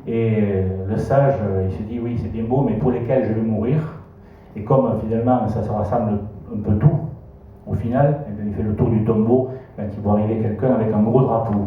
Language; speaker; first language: French; native; French